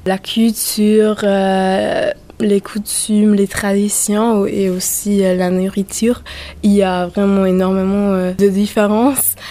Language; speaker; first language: French; non-native, learner; German